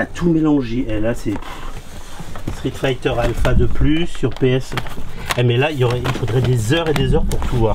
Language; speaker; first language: French; native; French